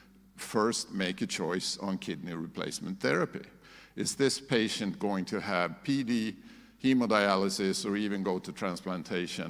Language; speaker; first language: English; non-native, fluent; Swedish